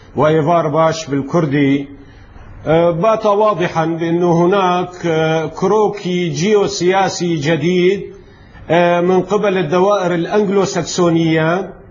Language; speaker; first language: Arabic; non-native, local second language; Kurdish